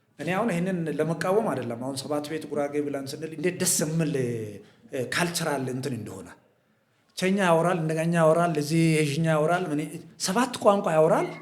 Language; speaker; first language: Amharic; non-native, local second language; Hadiyya